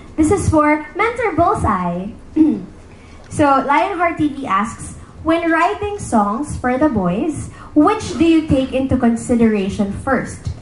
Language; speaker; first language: English; non-native, local second language; Filipino